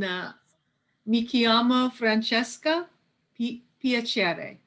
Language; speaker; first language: Italian; non-native, learner; English